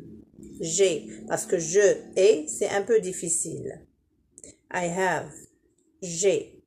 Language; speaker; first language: French; non-native, local second language; Arabic